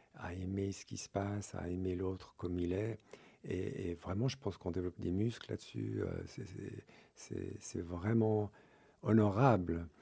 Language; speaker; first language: French; early bilingual, other home language; English